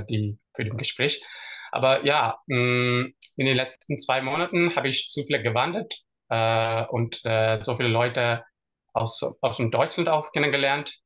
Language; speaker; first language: German; non-native, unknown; Tamil